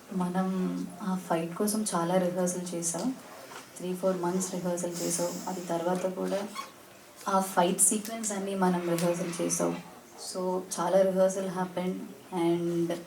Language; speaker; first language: Telugu; non-native, learner; Malayalam